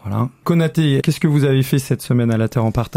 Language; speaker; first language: French; native; French